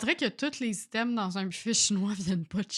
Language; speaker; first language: French; native; French